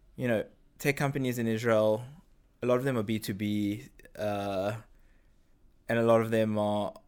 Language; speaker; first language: English; native; English